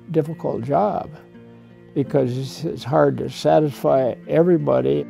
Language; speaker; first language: English; native; English